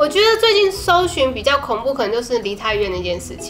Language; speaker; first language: Chinese; native; Chinese